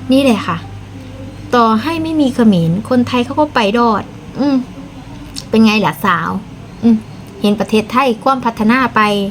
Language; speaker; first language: Thai; non-native, local second language; Lao